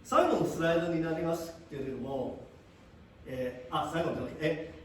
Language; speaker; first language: Japanese; early bilingual, heritage; Japanese